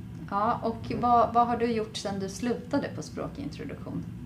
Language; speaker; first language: Swedish; native; Swedish